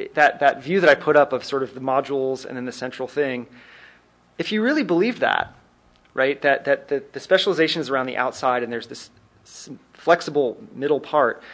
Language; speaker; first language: English; native; English